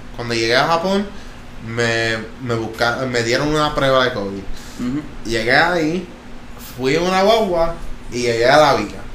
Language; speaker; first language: Spanish; early bilingual, heritage; Spanish